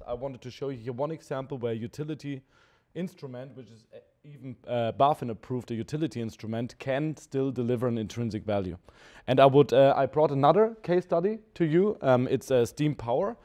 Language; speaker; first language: English; non-native, fluent; German